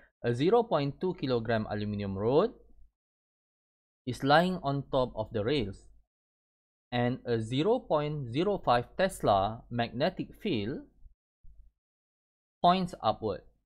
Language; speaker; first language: English; non-native, local second language; Malay